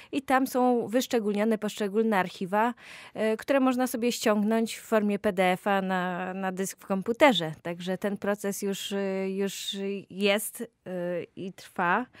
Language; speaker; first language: Polish; native; Polish